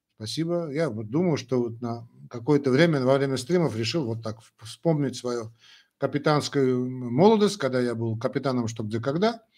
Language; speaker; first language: Russian; non-native, local second language; Armenian